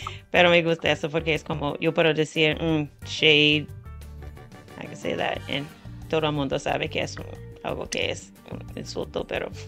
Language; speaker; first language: Spanish; non-native, fluent; English